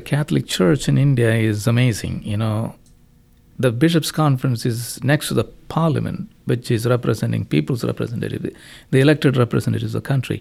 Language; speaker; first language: English; non-native, local second language; Malayalam